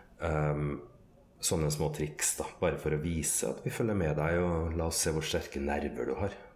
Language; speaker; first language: Norwegian; native; Norwegian